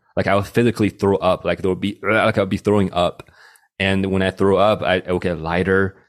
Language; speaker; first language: English; non-native, fluent; Chinese